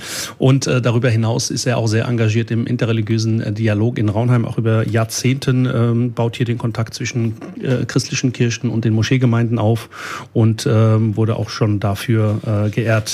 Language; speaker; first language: German; early bilingual, other home language; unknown